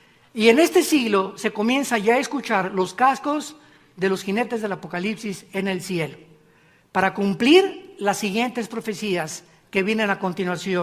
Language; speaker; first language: Spanish; native; Spanish